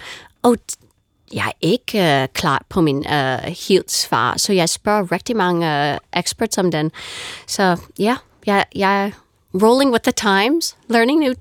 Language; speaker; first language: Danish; non-native, fluent; English